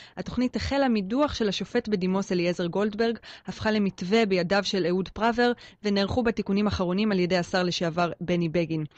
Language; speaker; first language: Hebrew; native; Hebrew